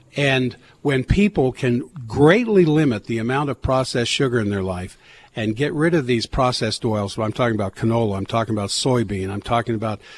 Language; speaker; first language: English; native; English